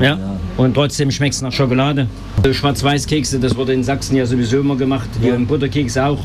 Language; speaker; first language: German; native; German